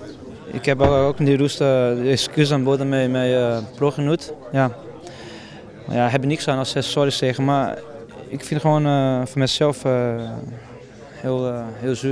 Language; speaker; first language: Dutch; non-native, fluent; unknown